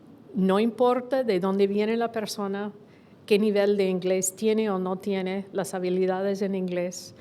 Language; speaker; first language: Spanish; non-native, fluent; English